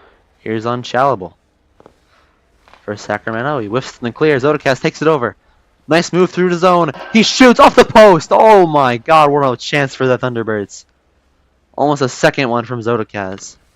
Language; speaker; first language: English; native; English